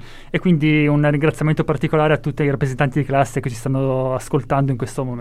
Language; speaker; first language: Italian; native; Italian